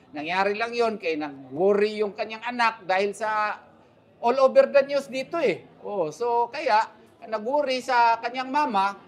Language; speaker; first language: Filipino; non-native, local second language; Cebuano